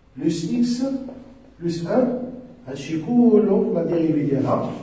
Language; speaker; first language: French; non-native, local second language; Arabic